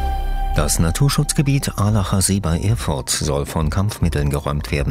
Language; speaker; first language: German; native; German